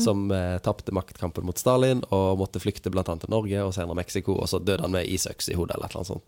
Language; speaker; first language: Norwegian; native; Norwegian